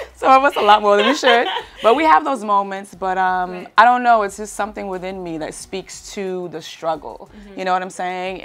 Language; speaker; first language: English; native; English